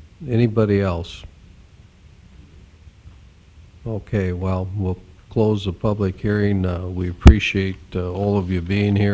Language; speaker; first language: English; native; English